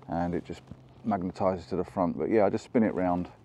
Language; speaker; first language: English; native; English